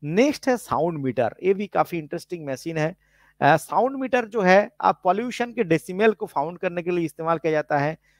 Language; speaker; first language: Hindi; non-native, local second language; Bangla